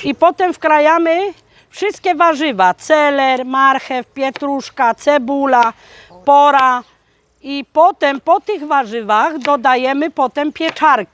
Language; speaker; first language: Polish; non-native, local second language; Romany